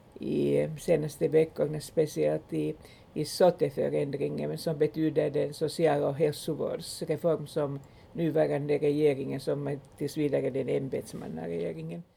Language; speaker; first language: Swedish; non-native, local second language; Finnish